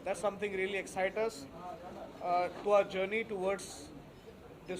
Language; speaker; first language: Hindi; native; Hindi